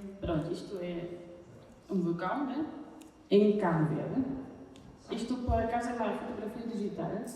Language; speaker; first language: Portuguese; non-native, fluent; German